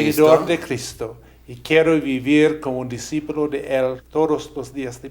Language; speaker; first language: Spanish; non-native, fluent; English